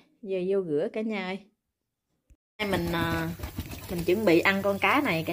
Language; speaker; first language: Vietnamese; native; Vietnamese